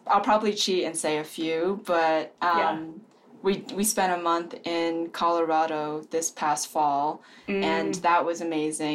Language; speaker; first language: English; native; English